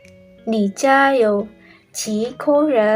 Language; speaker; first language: Chinese; non-native, learner; Indonesian